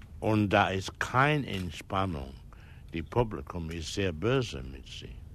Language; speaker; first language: German; non-native, learner; English